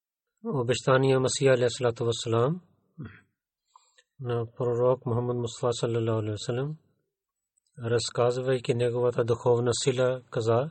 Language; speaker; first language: Bulgarian; non-native, learner; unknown